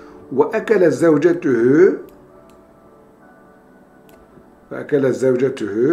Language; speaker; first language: Arabic; non-native, fluent; Turkish